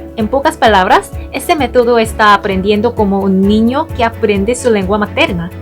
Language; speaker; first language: Spanish; non-native, fluent; Korean